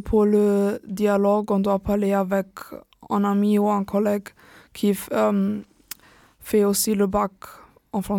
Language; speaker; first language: French; non-native, learner; German